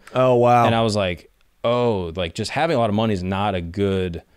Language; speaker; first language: English; native; English